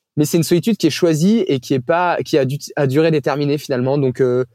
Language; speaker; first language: French; native; French